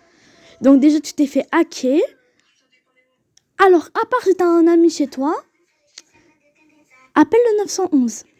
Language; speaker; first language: French; native; French